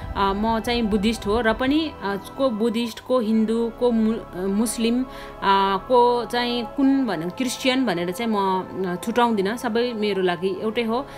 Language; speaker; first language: Nepali; non-native, local second language; Sherpa